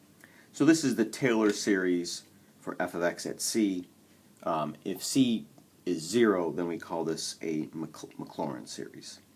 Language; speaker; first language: English; native; English